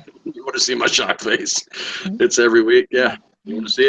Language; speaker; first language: English; native; English